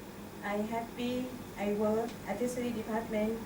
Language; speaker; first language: English; non-native, learner; Thai